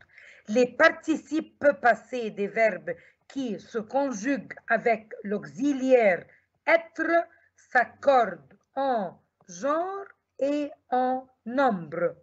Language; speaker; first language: French; non-native, fluent; Arabic